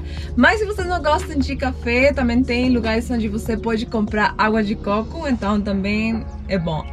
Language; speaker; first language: Portuguese; non-native, fluent; Spanish